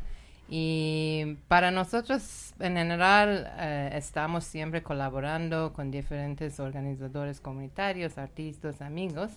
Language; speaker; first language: Spanish; non-native, learner; Persian